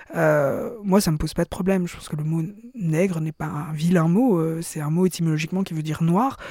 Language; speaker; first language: French; native; French